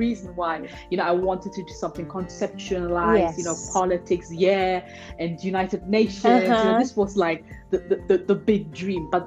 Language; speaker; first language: English; non-native, fluent; German